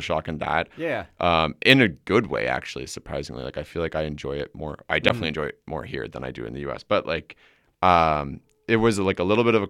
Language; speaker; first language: English; native; English